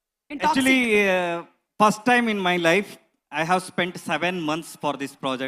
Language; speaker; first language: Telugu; non-native, learner; Kannada